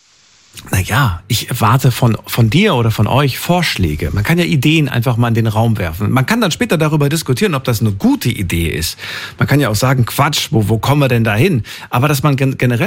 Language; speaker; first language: German; native; German